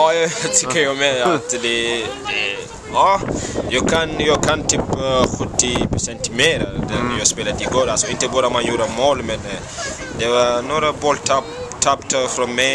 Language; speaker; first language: Swedish; non-native, fluent; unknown